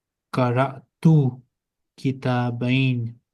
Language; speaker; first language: Arabic; non-native, fluent; Urdu